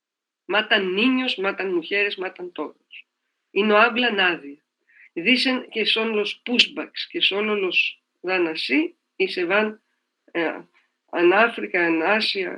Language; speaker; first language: Spanish; non-native, fluent; Greek